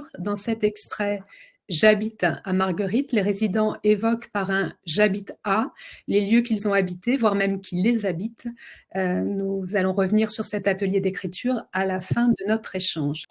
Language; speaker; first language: French; native; French